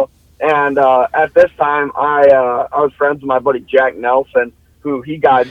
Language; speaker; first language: English; native; English